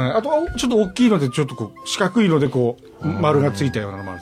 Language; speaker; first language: Japanese; native; Japanese